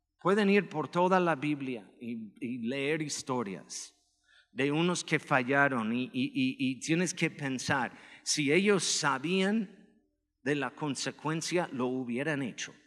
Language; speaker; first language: Spanish; non-native, fluent; English